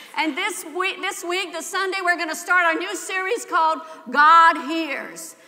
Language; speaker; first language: English; native; English